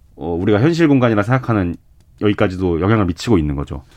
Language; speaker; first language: Korean; native; Korean